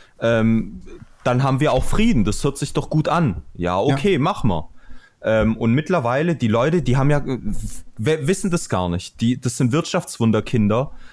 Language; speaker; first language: German; early bilingual, other home language; Albanian